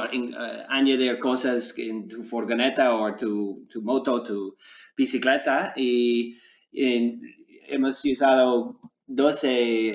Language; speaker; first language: Spanish; non-native, learner; English